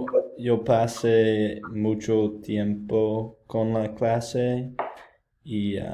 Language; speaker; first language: Spanish; non-native, learner; English